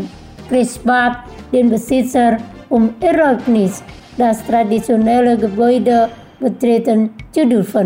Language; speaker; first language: German; non-native, fluent; Indonesian